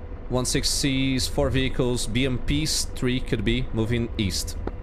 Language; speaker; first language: English; non-native, fluent; Portuguese